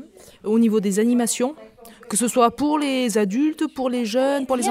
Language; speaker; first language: French; native; French